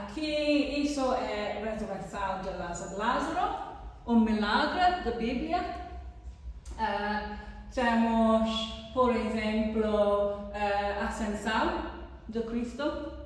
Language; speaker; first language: Portuguese; non-native, learner; English